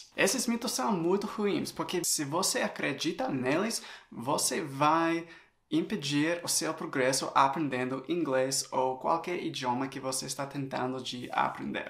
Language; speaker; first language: Portuguese; non-native, fluent; English